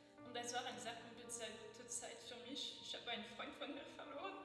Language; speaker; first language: German; non-native, learner; French